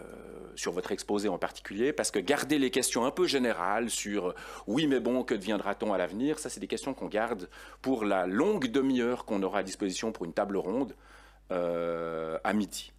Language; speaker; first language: French; native; French